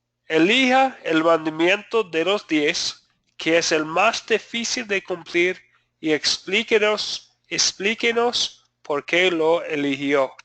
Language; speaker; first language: Spanish; non-native, fluent; English